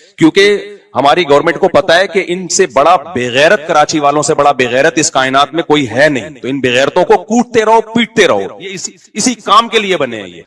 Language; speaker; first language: Urdu; native; Urdu